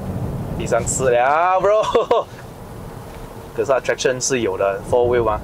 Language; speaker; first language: Chinese; native; Chinese